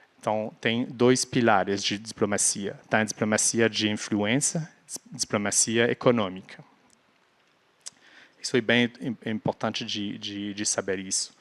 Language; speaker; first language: Portuguese; non-native, fluent; French